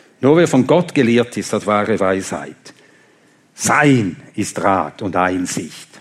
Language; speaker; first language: German; non-native, fluent; Swedish